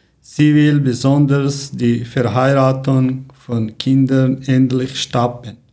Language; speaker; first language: German; non-native, learner; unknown